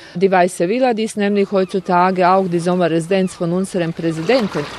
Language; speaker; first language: German; non-native, fluent; Croatian